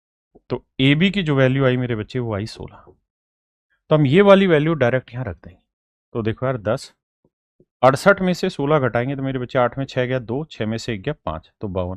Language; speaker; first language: Hindi; native; Hindi